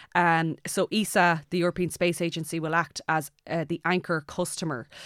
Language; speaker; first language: English; native; English